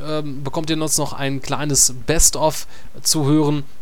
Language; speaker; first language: German; native; German